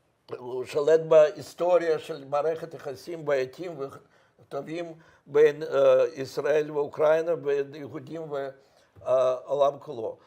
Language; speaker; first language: Hebrew; non-native, fluent; Russian